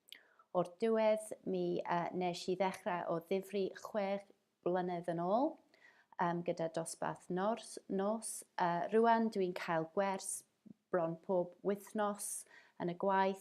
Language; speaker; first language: Welsh; non-native, fluent; English